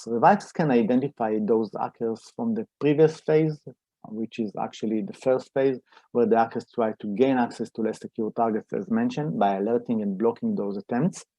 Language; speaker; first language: English; non-native, fluent; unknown